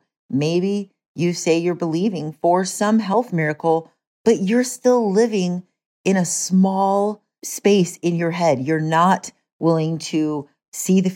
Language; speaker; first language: English; native; English